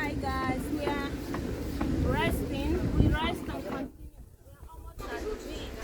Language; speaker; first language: English; non-native, local second language; Igbo